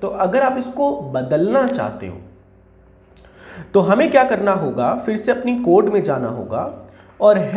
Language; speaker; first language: Hindi; native; Hindi